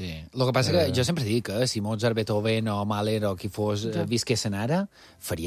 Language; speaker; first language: Catalan; native; Catalan